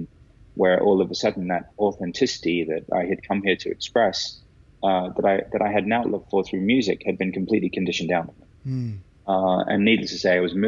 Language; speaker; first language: English; native; English